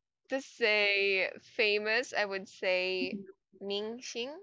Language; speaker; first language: English; native; English